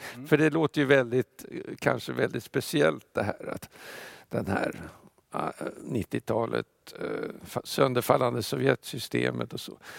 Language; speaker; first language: Swedish; non-native, fluent; Russian